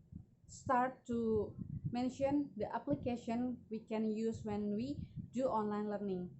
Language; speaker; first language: English; non-native, learner; Indonesian